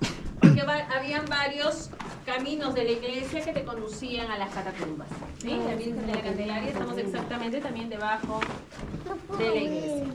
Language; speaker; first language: Spanish; native; Spanish